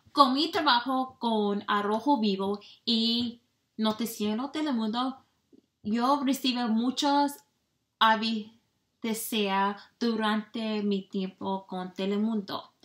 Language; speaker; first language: Spanish; non-native, learner; English